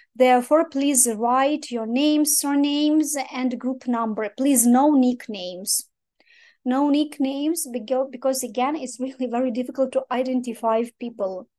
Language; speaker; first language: English; non-native, fluent; Ukrainian